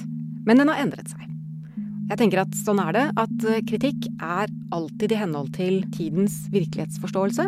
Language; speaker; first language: Norwegian; native; Norwegian